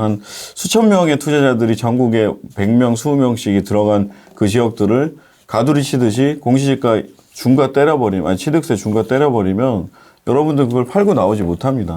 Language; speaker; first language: Korean; native; Korean